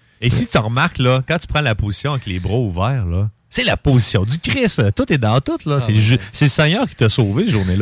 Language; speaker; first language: French; native; French